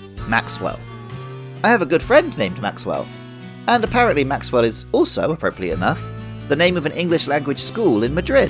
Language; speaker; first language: English; native; English